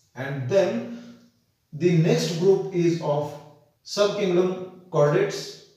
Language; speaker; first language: English; non-native, local second language; Marathi